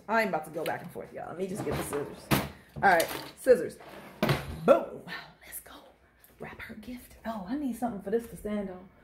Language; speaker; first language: English; native; English